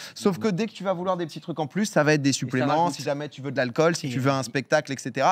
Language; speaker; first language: French; native; French